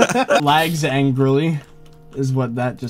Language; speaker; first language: English; native; English